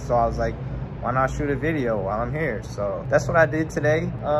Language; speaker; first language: English; early bilingual, other home language; Korean